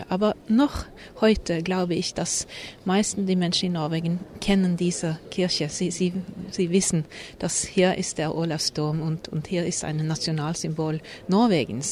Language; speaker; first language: German; non-native, fluent; Norwegian